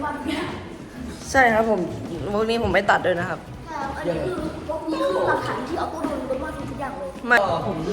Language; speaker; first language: Thai; native; Thai